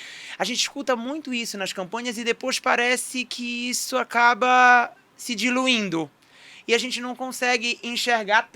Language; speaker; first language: Portuguese; native; Portuguese